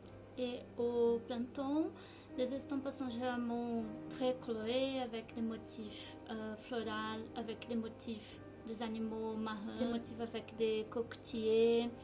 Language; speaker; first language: French; non-native, learner; Portuguese